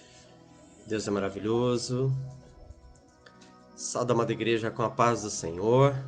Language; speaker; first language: Portuguese; native; Portuguese